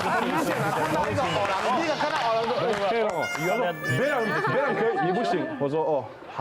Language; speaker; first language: Chinese; non-native, fluent; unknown